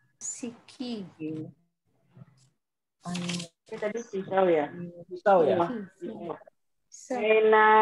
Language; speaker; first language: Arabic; non-native, learner; Indonesian